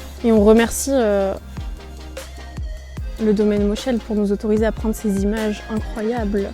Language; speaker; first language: French; native; French